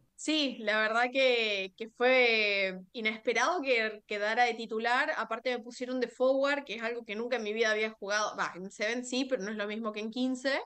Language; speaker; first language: Spanish; native; Spanish